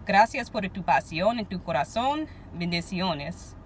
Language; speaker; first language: Spanish; non-native, learner; English